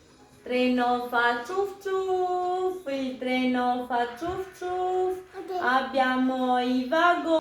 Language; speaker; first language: Italian; early bilingual, heritage; Albanian